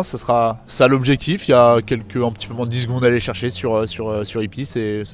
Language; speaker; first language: French; native; French